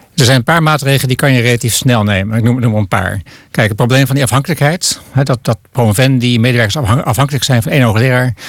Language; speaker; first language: Dutch; native; Dutch